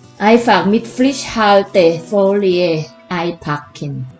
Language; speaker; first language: German; non-native, fluent; Thai